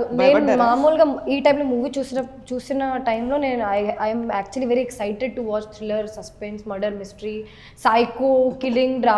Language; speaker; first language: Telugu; non-native, local second language; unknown